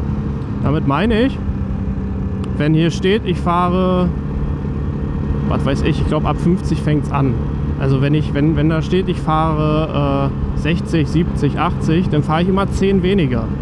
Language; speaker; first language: German; native; German